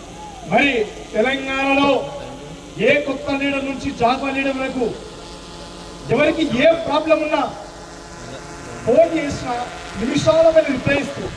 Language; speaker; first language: Telugu; native; Telugu